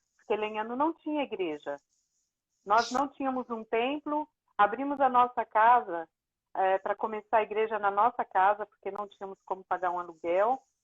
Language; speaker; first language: Portuguese; native; Portuguese